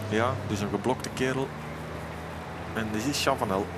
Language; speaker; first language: Dutch; native; Dutch